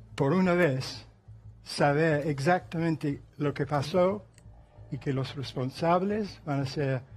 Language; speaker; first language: Spanish; non-native, fluent; English